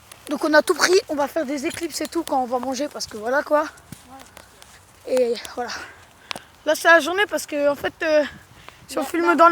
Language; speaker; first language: French; native; French